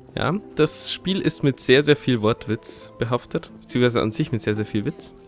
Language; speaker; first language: German; native; German